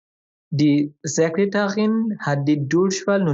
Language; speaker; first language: German; non-native, fluent; Bangla